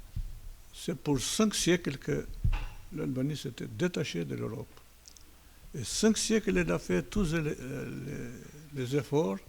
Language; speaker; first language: French; non-native, fluent; Albanian